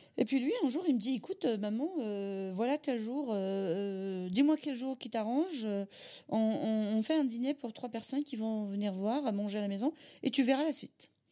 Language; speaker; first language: French; non-native, local second language; Kabyle